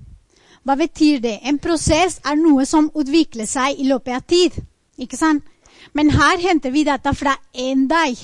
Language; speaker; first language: Norwegian; non-native, fluent; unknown